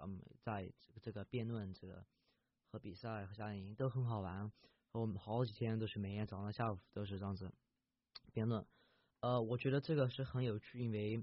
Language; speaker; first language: Chinese; early bilingual, heritage; Chinese